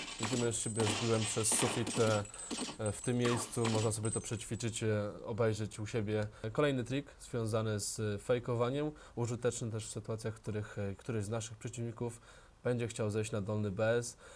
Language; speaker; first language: Polish; native; Polish